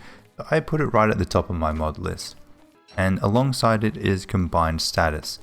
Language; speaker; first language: English; native; English